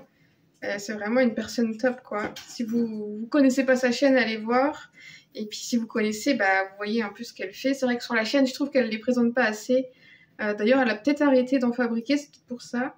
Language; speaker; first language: French; native; French